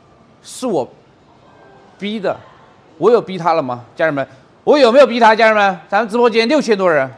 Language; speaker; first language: Chinese; native; Chinese